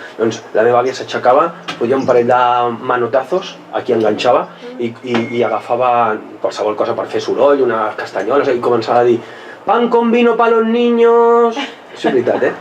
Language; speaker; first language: Catalan; non-native, local second language; Spanish